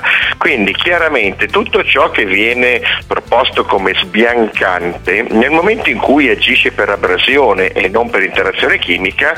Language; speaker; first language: Italian; native; Italian